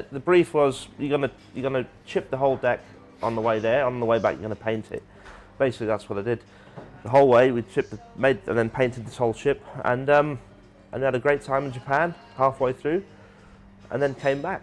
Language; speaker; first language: English; native; English